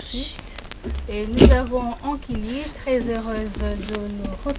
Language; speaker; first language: French; non-native, local second language; Comorian